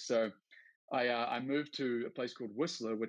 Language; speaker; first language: English; native; English